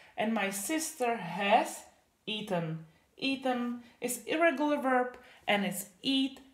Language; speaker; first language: English; non-native, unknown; Czech